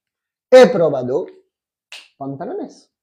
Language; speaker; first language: Spanish; non-native, fluent; French